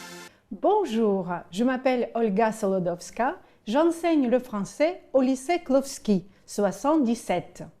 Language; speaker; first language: French; non-native, fluent; Ukrainian